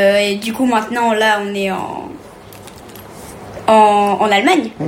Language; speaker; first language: French; early bilingual, heritage; French